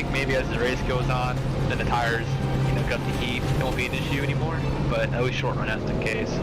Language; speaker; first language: English; native; English